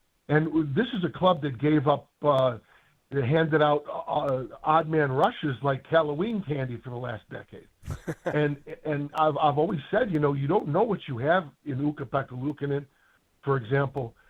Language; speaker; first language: English; native; English